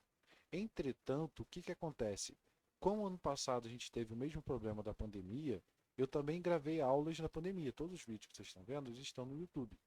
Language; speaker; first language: Portuguese; native; Portuguese